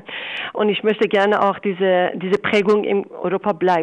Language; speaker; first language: German; non-native, fluent; Persian